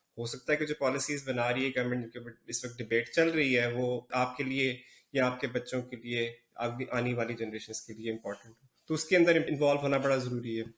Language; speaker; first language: Urdu; native; Urdu